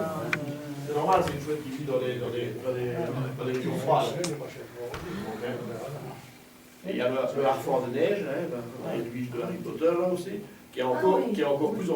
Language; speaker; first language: French; native; French